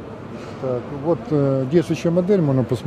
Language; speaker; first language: Russian; native; Russian